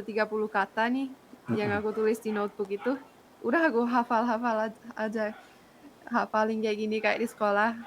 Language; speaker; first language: Indonesian; non-native, fluent; Finnish